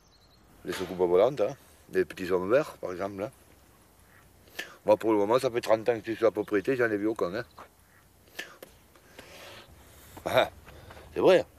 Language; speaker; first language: French; native; French